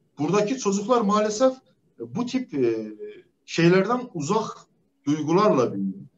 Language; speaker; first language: Turkish; native; Turkish